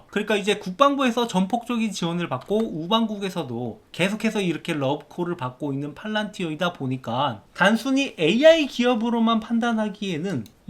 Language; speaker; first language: Korean; native; Korean